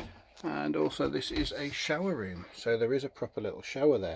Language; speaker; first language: English; native; English